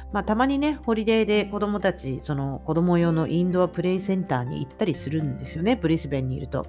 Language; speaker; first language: Japanese; native; Japanese